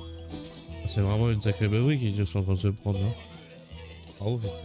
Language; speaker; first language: French; native; French